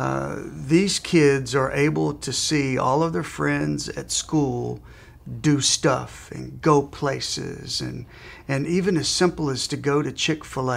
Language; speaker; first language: English; native; English